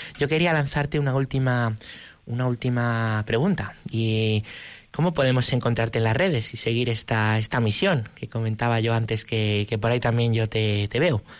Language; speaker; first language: Spanish; native; Spanish